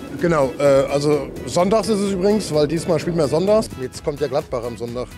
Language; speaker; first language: German; native; German